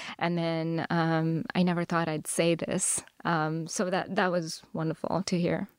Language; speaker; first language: English; non-native, local second language; Telugu